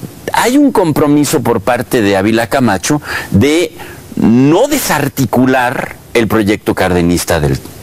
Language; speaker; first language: Spanish; native; Spanish